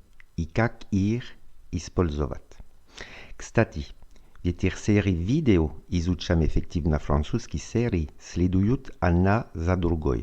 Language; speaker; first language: Russian; non-native, fluent; French